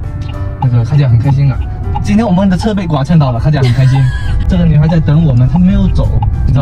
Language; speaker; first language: Chinese; native; Chinese